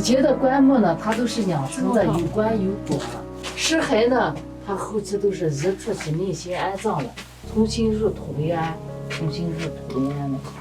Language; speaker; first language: Chinese; native; Chinese